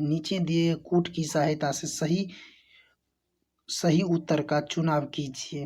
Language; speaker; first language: Hindi; native; Hindi